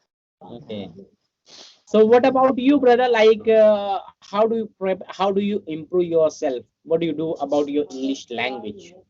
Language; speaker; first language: English; non-native, learner; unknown